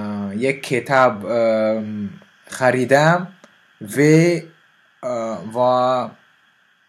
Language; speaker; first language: Persian; non-native, learner; French